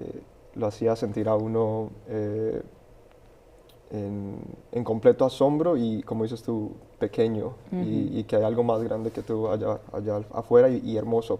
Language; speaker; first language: Spanish; early bilingual, heritage; Spanish